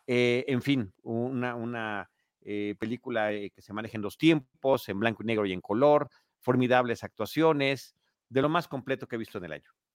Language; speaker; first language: Spanish; native; Spanish